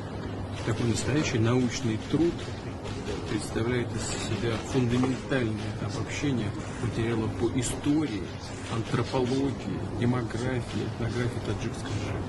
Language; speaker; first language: Russian; native; Russian